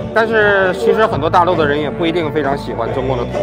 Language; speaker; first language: Chinese; native; Chinese